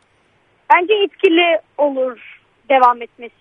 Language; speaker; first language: Turkish; early bilingual, heritage; Turkish